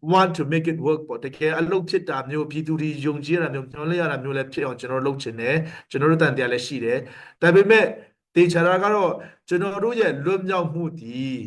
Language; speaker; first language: Burmese; non-native, local second language; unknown